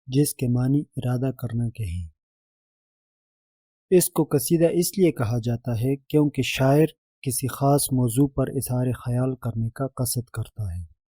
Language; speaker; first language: Urdu; native; Urdu